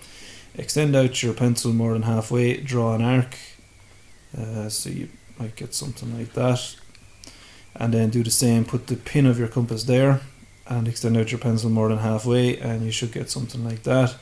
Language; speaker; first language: English; native; English